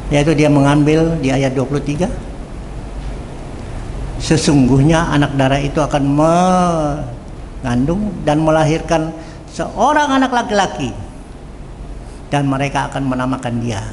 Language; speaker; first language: Indonesian; native; Indonesian